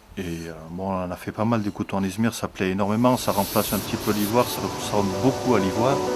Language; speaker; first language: French; early bilingual, other home language; Turkish